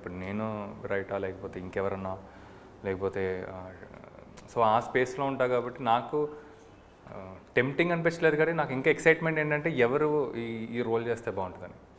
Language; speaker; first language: Telugu; native; Telugu